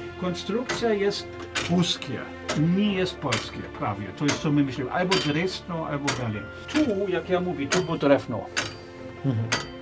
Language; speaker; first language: Polish; non-native, learner; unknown